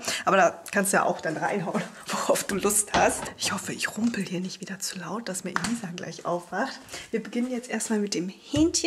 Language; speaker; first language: German; native; German